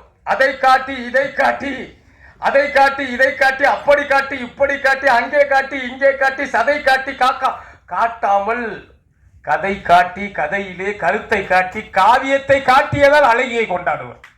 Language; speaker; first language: Tamil; native; Tamil